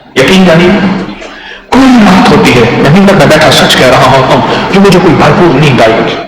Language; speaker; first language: Urdu; non-native, local second language; Saraiki